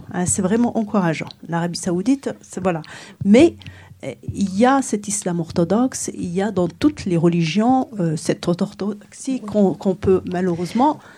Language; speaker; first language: French; non-native, local second language; Arabic